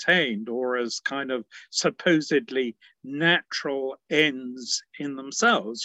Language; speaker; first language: English; native; English